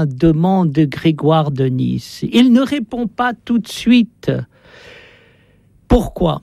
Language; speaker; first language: French; native; French